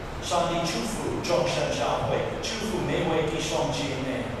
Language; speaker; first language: Chinese; non-native, fluent; English